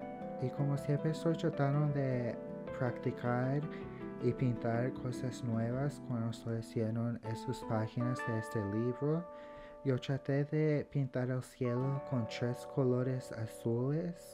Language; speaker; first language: Spanish; early bilingual, heritage; English